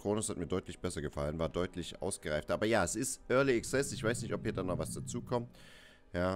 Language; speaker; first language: German; native; German